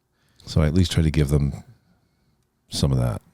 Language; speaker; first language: English; native; English